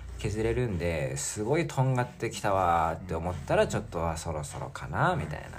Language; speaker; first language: Japanese; native; Japanese